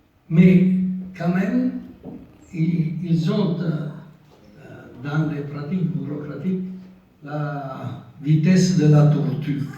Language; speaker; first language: French; non-native, local second language; Italian